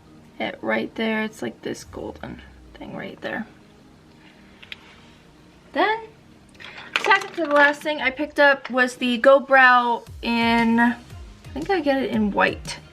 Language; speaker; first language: English; native; English